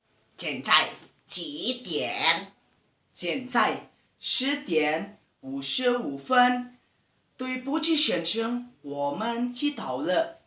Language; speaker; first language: Chinese; non-native, learner; Indonesian